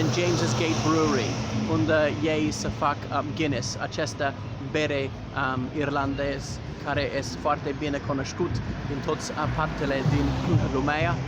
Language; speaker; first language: Romanian; non-native, learner; English